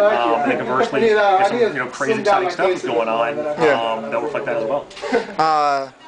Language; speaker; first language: English; native; English